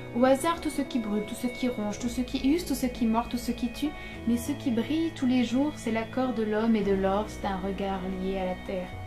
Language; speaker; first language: French; native; French